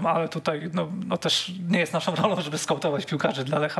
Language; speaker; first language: Polish; native; Polish